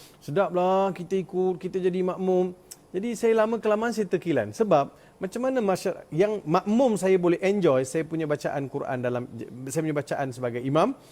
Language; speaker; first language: Malay; non-native, local second language; Tamil